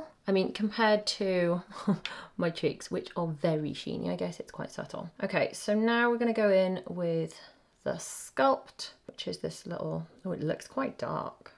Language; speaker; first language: English; native; English